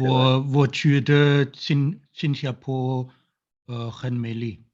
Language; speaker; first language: Chinese; non-native, learner; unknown